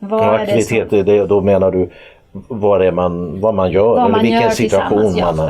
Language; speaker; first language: Swedish; native; Swedish